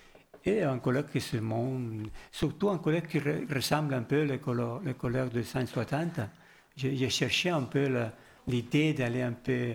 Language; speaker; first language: French; non-native, learner; Spanish